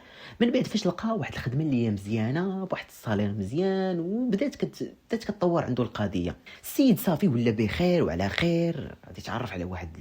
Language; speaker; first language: Arabic; native; Arabic